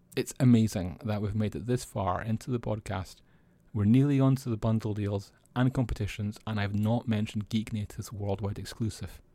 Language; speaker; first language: English; native; English